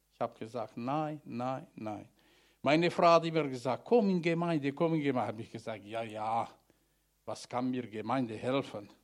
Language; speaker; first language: German; non-native, learner; Romanian